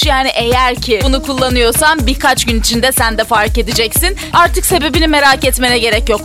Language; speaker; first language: Turkish; native; Turkish